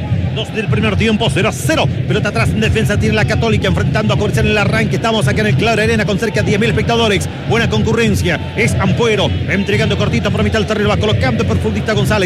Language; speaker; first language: Spanish; native; Spanish